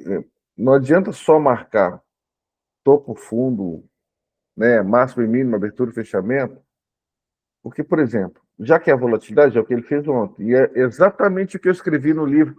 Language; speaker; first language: Portuguese; native; Portuguese